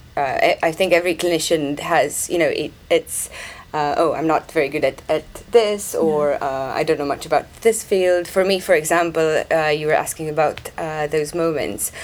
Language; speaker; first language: English; non-native, fluent; Romanian